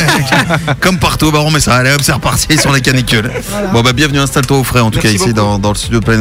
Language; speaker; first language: French; native; French